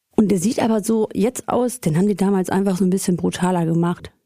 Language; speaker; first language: German; early bilingual, other home language; Greek